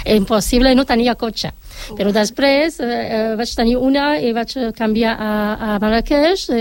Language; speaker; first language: Catalan; non-native, learner; Arabic